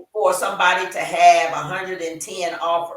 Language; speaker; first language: English; native; English